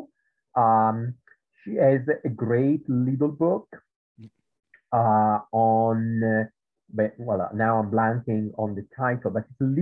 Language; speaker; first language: English; non-native, fluent; Italian